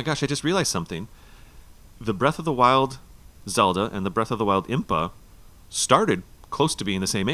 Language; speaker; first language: English; native; English